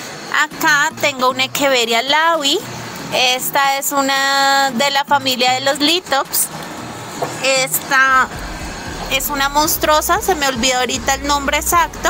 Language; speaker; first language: Spanish; native; Spanish